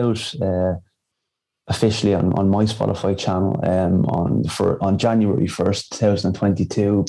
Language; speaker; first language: English; native; English